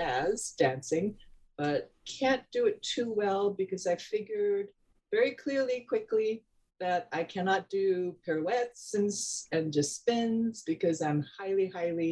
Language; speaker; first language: English; non-native, local second language; Cantonese